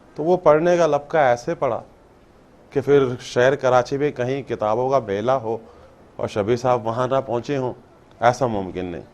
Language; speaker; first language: Urdu; non-native, local second language; Baluchi